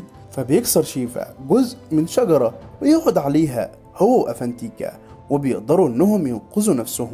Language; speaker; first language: Arabic; native; Arabic